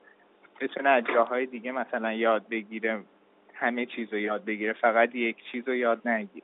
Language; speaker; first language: Persian; early bilingual, heritage; Persian